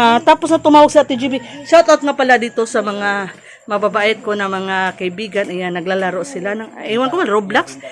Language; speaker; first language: Filipino; non-native, local second language; Cebuano